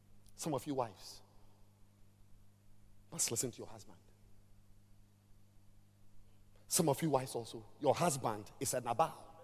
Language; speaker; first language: English; non-native, local second language; Ewe